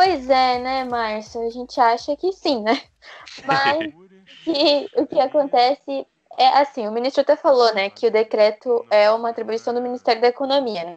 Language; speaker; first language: Portuguese; native; Portuguese